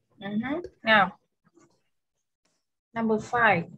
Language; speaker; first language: English; non-native, fluent; Vietnamese